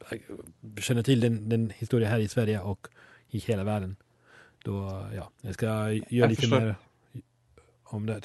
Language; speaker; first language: Swedish; non-native, fluent; Italian